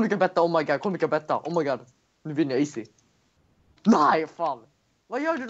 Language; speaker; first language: Swedish; native; Swedish